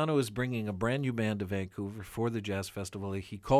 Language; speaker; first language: English; non-native, fluent; Ukrainian